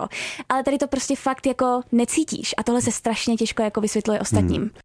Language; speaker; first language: Czech; native; Czech